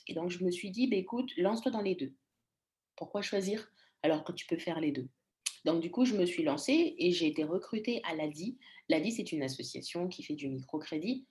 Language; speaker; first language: French; non-native, local second language; Lingala